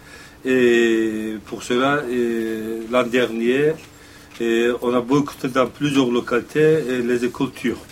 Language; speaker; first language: French; non-native, fluent; Kurdish